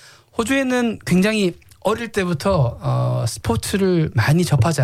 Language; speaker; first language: Korean; native; Korean